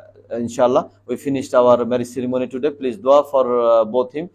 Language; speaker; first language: English; non-native, local second language; Bangla